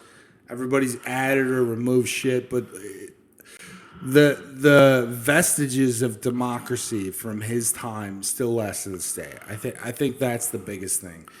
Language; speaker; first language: English; native; English